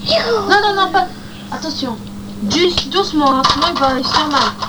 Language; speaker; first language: French; native; French